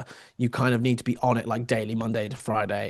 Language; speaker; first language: English; native; English